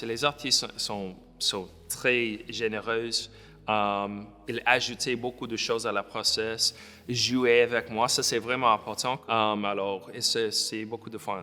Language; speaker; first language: French; non-native, local second language; English